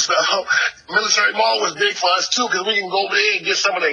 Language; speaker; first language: English; native; English